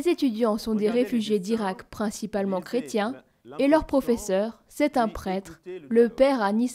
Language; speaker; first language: French; native; French